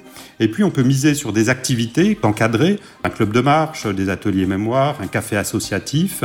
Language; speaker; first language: French; native; French